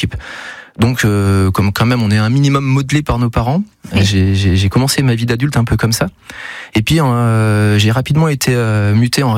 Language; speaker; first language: French; native; French